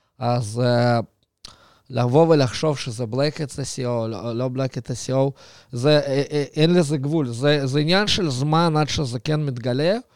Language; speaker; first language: Hebrew; early bilingual, other home language; Russian